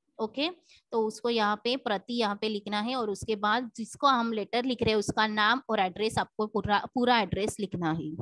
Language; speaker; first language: Hindi; non-native, local second language; Marathi